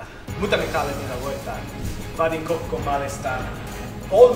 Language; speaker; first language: Finnish; non-native, learner; English